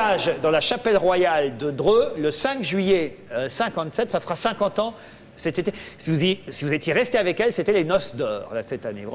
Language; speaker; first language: French; native; French